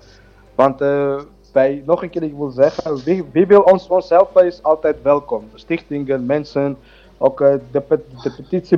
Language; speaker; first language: Dutch; non-native, learner; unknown